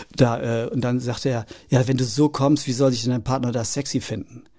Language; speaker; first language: German; native; German